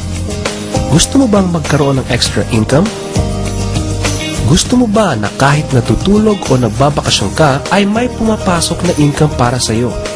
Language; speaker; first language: Filipino; native; Filipino